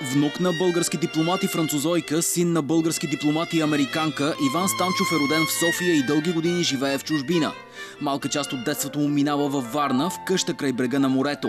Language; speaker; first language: Bulgarian; native; Bulgarian